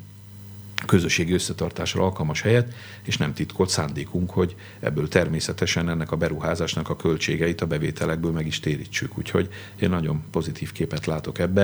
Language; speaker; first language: Hungarian; native; Hungarian